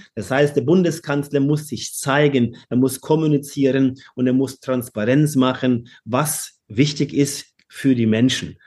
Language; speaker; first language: German; non-native, fluent; Norwegian